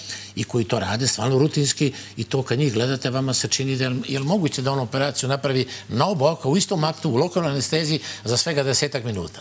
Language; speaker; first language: Bosnian; native; Bosnian